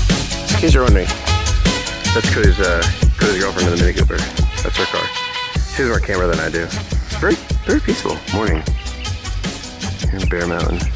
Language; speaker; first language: English; native; English